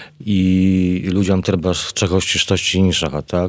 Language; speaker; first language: Polish; non-native, learner; Belarusian